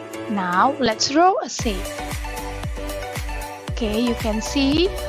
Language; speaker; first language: English; non-native, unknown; Indonesian